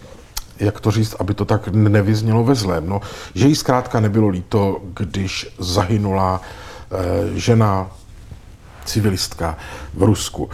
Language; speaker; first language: Czech; native; Czech